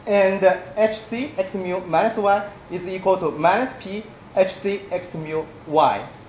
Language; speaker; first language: English; non-native, fluent; Chinese